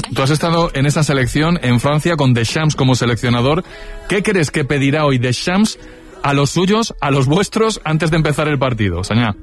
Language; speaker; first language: Spanish; native; Spanish